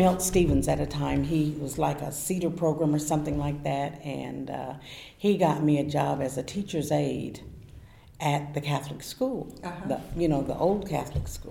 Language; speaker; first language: English; native; English